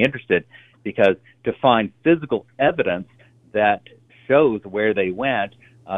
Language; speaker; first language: English; native; English